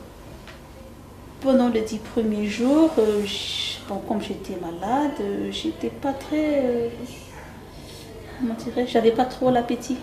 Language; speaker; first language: French; non-native, local second language; Malagasy